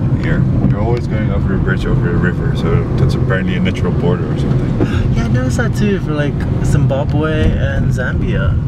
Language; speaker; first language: English; native; English